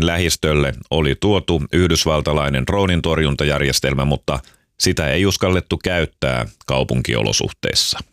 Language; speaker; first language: Finnish; native; Finnish